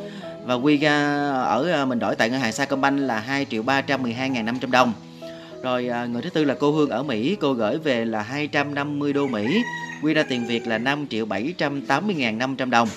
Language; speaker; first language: Vietnamese; native; Vietnamese